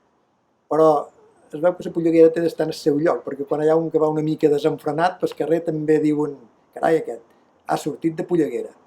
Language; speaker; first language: Catalan; native; Catalan